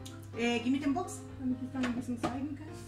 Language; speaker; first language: German; non-native, learner; Spanish